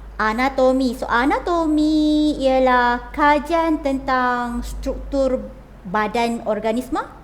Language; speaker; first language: Malay; native; Malay